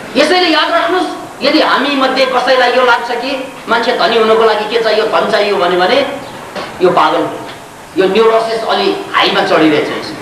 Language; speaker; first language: Nepali; native; Nepali